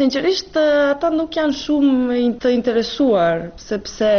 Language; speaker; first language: Albanian; non-native, fluent; Serbian